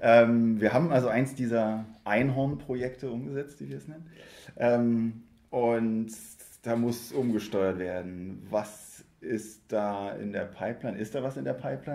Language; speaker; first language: German; native; German